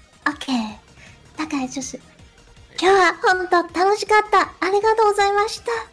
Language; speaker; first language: Japanese; non-native, fluent; Chinese